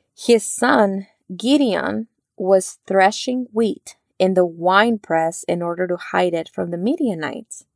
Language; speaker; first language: English; early bilingual, other home language; Spanish